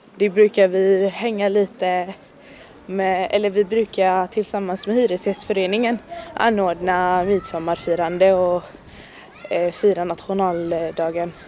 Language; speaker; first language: Swedish; early bilingual, other home language; Arabic